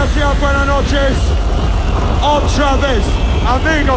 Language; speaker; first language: Spanish; non-native, learner; English